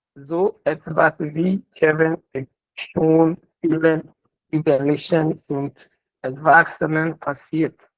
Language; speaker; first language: German; non-native, learner; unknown